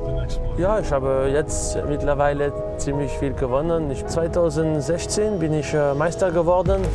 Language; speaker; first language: German; non-native, local second language; French